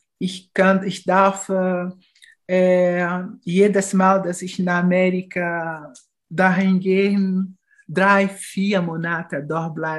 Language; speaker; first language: German; non-native, fluent; Portuguese